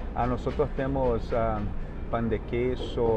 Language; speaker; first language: Spanish; non-native, fluent; Portuguese